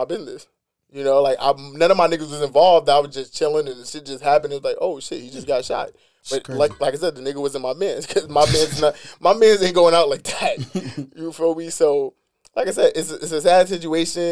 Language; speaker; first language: English; native; English